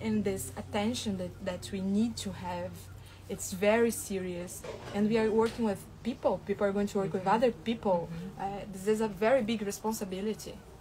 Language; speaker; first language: English; non-native, fluent; Portuguese